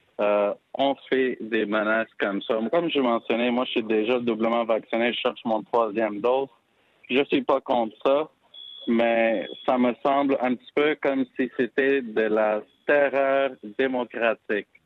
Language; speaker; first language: French; non-native, fluent; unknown